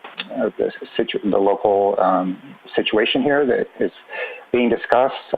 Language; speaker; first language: English; native; English